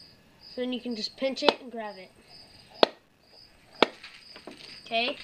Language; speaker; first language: English; native; English